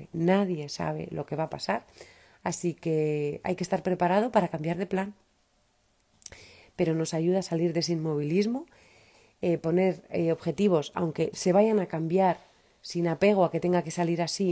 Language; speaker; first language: Spanish; native; Spanish